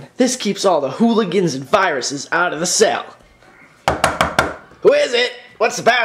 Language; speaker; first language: English; native; English